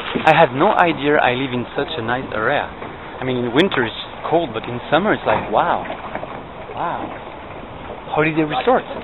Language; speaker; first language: English; non-native, fluent; French